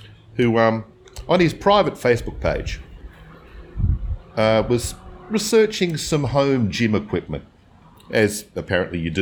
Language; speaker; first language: English; native; English